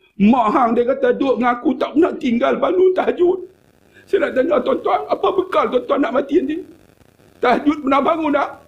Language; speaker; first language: Malay; native; Malay